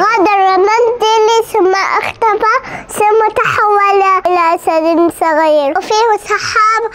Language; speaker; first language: Arabic; early bilingual, heritage; Arabic